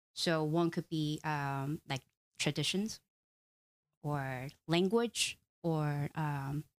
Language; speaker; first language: English; non-native, fluent; Korean